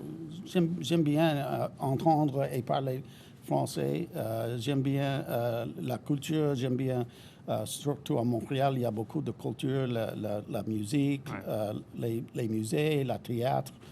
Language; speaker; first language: French; non-native, fluent; English